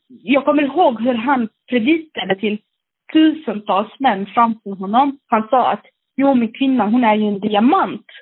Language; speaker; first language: Swedish; early bilingual, other home language; Arabic